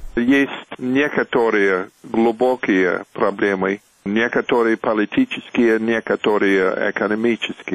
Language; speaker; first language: Russian; non-native, fluent; English